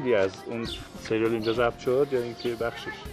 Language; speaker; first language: Persian; native; Persian